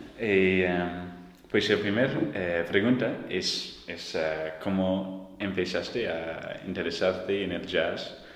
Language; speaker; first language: Spanish; non-native, learner; English